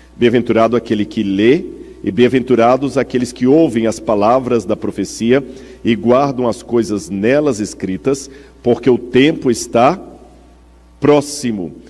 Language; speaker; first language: Portuguese; native; Portuguese